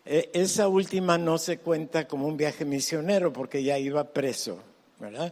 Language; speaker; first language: Spanish; native; Spanish